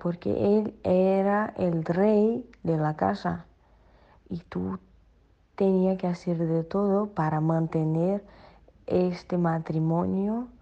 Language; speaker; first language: Spanish; non-native, fluent; Portuguese